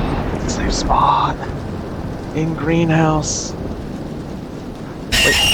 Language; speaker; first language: English; native; English